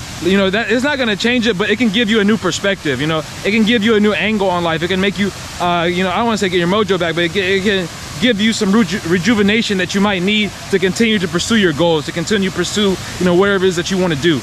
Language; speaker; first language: English; native; English